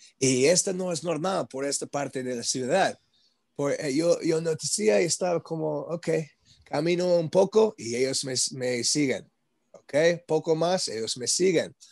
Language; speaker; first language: Spanish; non-native, learner; English